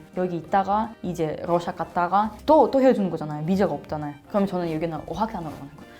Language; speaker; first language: Korean; non-native, fluent; Russian